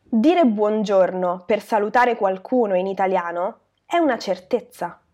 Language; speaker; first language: Italian; native; Italian